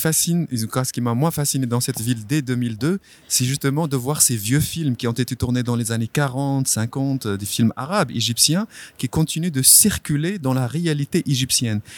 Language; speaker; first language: French; non-native, local second language; Arabic